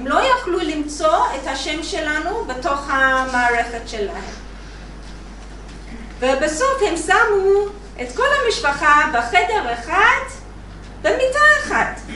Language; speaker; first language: Hebrew; non-native, learner; English